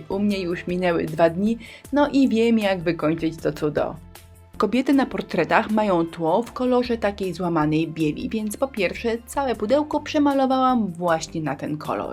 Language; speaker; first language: Polish; native; Polish